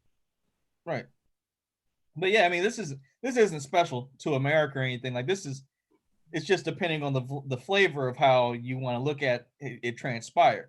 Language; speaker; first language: English; native; English